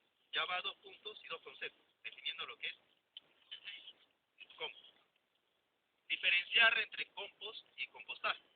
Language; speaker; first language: Spanish; native; Spanish